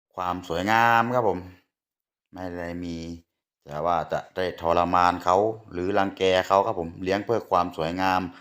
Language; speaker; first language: Thai; native; Thai